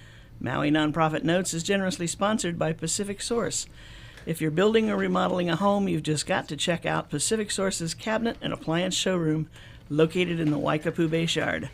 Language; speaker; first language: English; native; English